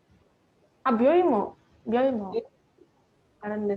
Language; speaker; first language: Japanese; non-native, fluent; Indonesian